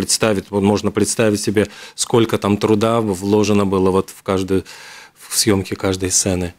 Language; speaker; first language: Russian; native; Russian